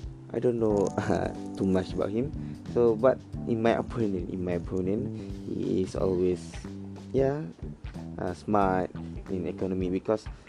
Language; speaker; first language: English; non-native, learner; Malay